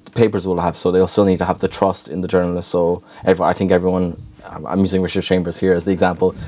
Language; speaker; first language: English; native; English